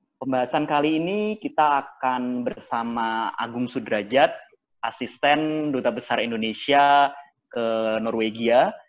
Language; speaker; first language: Indonesian; native; Indonesian